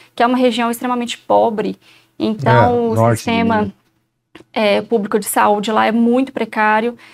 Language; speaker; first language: Portuguese; native; Portuguese